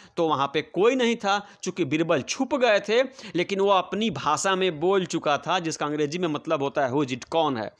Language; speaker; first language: Hindi; non-native, local second language; Bhojpuri